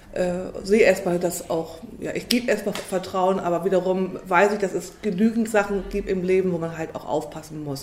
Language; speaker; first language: German; native; German